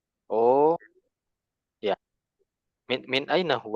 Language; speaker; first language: Arabic; non-native, fluent; Indonesian